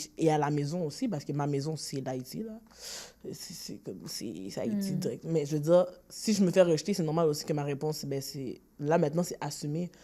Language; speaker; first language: French; early bilingual, other home language; Haitian Creole